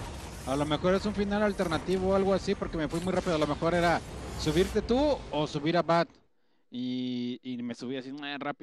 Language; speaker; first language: Spanish; native; Spanish